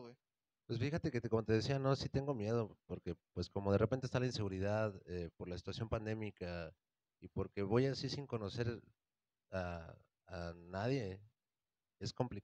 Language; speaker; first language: Spanish; native; Spanish